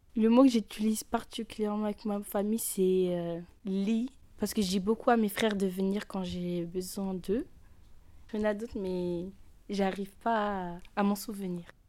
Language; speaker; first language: French; native; French